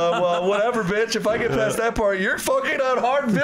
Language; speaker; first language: English; native; English